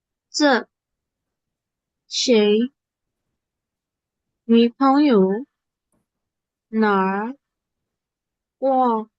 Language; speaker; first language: Chinese; non-native, learner; Burmese